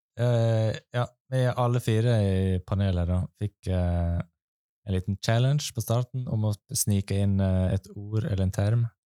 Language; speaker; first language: Norwegian; native; Norwegian